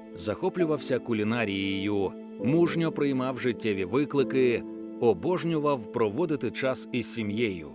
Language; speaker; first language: Ukrainian; native; Ukrainian